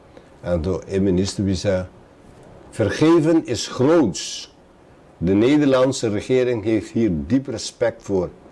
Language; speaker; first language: Dutch; non-native, local second language; Papiamento